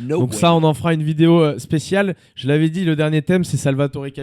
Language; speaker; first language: French; native; French